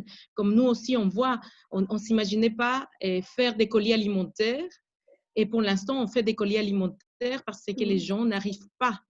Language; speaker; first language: French; non-native, fluent; Spanish